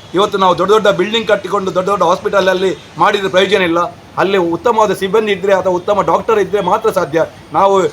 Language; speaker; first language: Kannada; non-native, local second language; Tulu